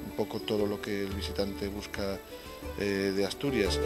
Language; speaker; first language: Spanish; native; Spanish